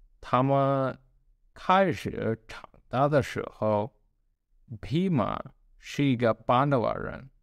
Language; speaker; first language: Chinese; non-native, learner; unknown